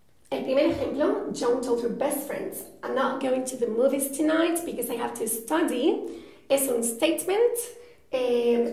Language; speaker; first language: English; non-native, fluent; Spanish